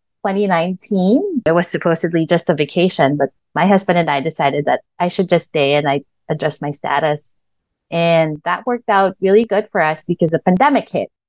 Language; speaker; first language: English; non-native, local second language; Filipino